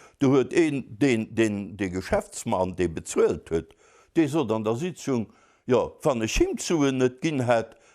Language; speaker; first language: Luxembourgish; native; Luxembourgish